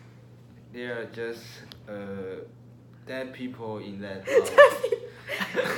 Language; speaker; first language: English; non-native, learner; Chinese